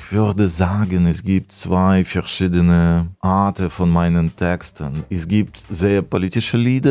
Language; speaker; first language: German; non-native, fluent; Russian